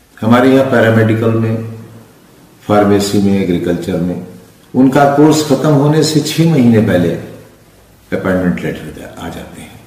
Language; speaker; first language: Urdu; native; Urdu